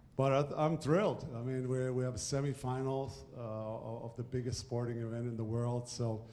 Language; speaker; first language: English; non-native, fluent; German